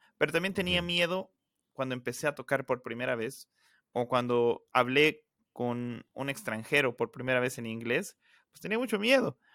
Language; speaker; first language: Spanish; native; Spanish